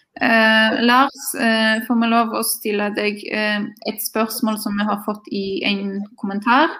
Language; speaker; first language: Norwegian; non-native, fluent; Polish